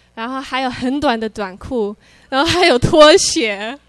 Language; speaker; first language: Chinese; early bilingual, heritage; Chinese